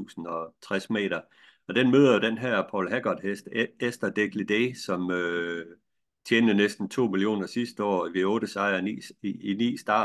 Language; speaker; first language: Danish; native; Danish